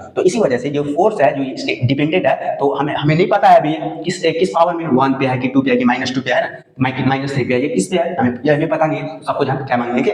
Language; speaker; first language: Hindi; non-native, local second language; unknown